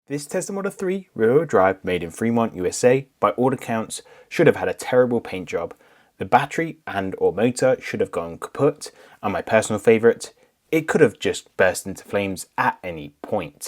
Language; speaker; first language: English; native; English